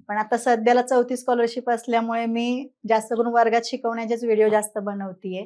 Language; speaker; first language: Marathi; native; Marathi